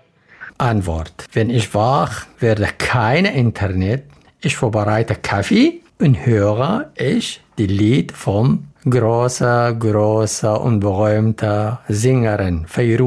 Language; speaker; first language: German; non-native, learner; Arabic